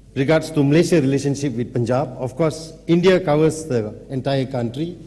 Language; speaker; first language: English; non-native, local second language; Punjabi